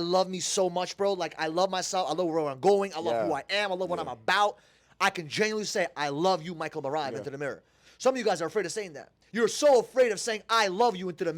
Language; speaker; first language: English; native; English